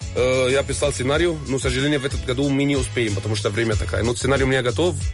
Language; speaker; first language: Russian; non-native, fluent; Arabic